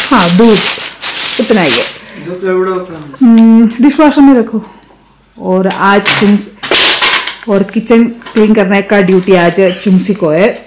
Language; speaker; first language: Hindi; non-native, local second language; Malayalam